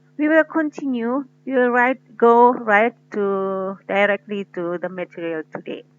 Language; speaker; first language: English; non-native, fluent; Indonesian